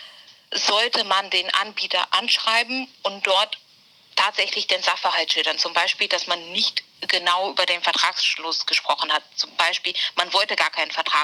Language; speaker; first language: German; native; German